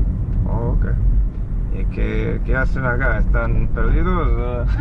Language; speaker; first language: Spanish; non-native, fluent; English